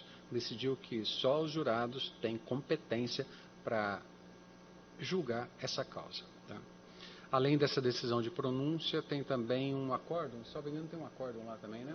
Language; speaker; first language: Portuguese; native; Portuguese